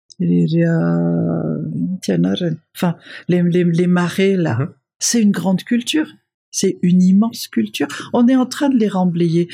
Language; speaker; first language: French; non-native, local second language; Malagasy